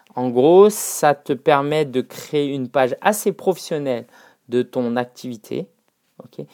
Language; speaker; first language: French; non-native, fluent; Chinese